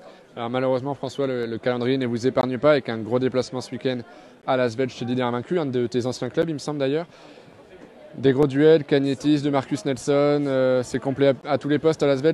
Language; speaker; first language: French; native; French